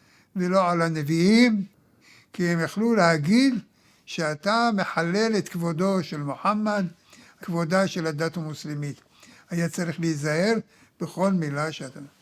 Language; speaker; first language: Hebrew; early bilingual, other home language; Arabic